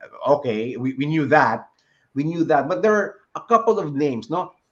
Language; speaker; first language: English; non-native, local second language; Filipino